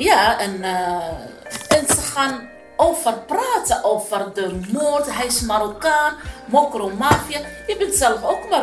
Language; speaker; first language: Dutch; non-native, learner; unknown